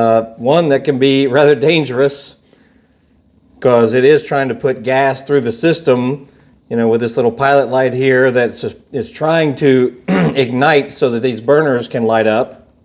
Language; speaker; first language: English; native; English